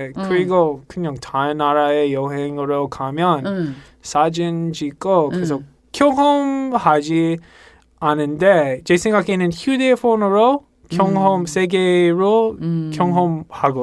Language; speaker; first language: Korean; non-native, learner; English